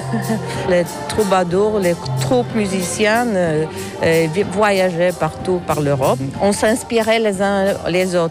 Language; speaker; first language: French; non-native, fluent; Polish